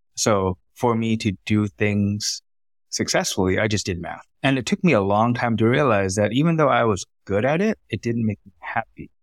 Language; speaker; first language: English; early bilingual, other home language; Vietnamese